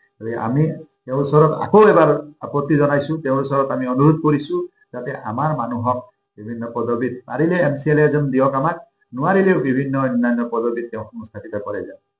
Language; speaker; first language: Assamese; non-native, local second language; Hindi